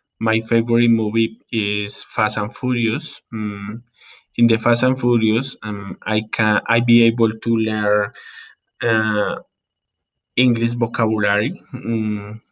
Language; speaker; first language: English; non-native, learner; Spanish